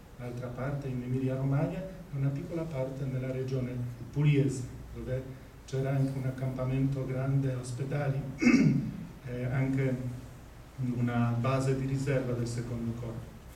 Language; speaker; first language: Italian; non-native, fluent; Polish